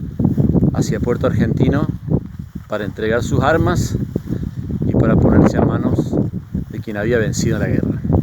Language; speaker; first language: Spanish; native; Spanish